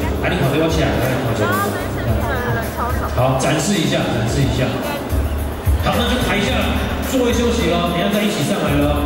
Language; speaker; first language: Chinese; native; Chinese